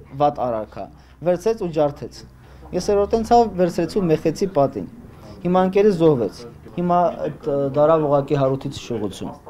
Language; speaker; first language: Armenian; native; Armenian